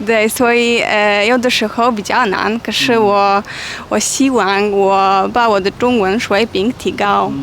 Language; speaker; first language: Chinese; non-native, learner; Polish